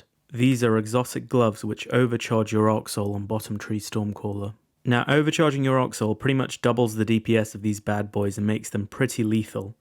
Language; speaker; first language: English; native; English